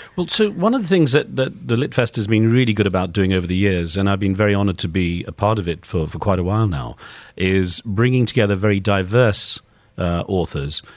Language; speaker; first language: English; native; English